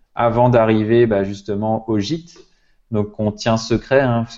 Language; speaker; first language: French; native; French